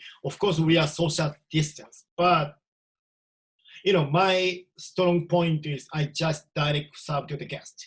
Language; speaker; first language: English; non-native, learner; Japanese